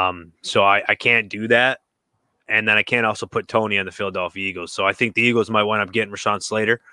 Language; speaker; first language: English; native; English